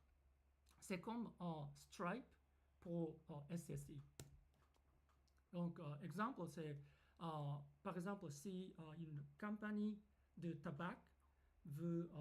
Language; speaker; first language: French; non-native, fluent; Japanese